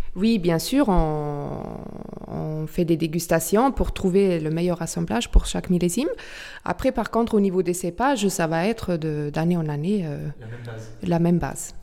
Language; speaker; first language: French; non-native, local second language; Swiss German